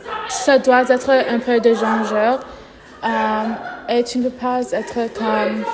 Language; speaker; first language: French; non-native, learner; English